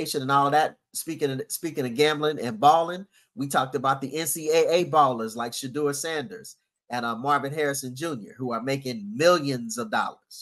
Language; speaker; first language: English; native; English